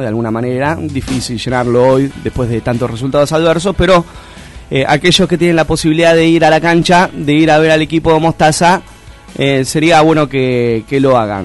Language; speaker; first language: Spanish; native; Spanish